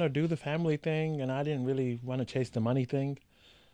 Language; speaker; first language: English; non-native, local second language; Yoruba